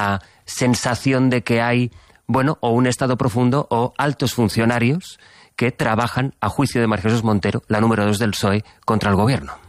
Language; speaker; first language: Spanish; native; Spanish